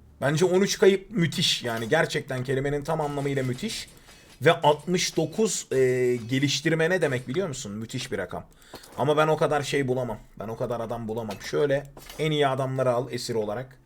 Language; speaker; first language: Turkish; native; Turkish